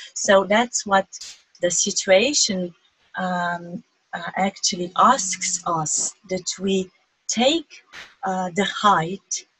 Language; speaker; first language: English; non-native, fluent; Slovenian